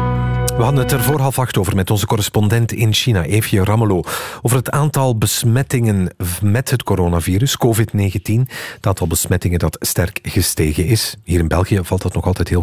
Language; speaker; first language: Dutch; native; Dutch